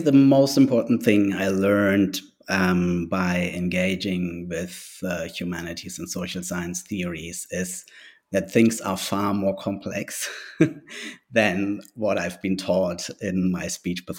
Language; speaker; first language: English; non-native, fluent; German